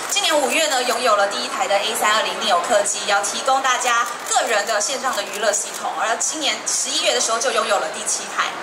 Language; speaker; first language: Chinese; native; Chinese